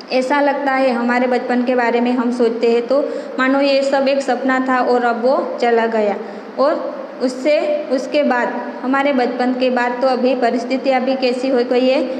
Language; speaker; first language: Hindi; non-native, local second language; Gujarati